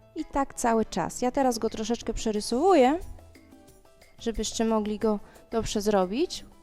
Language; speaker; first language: Polish; non-native, fluent; Spanish